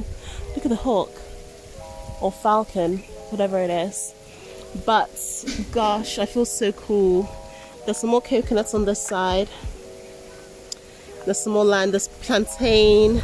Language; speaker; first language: English; non-native, local second language; Akan